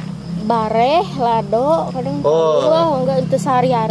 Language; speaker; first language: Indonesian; non-native, local second language; Sundanese